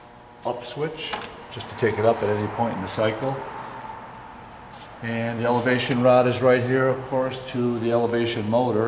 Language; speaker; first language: English; native; English